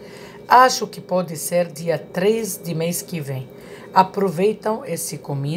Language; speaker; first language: Portuguese; non-native, learner; Arabic